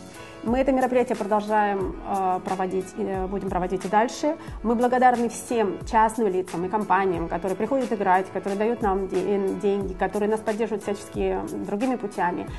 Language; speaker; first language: Russian; native; Russian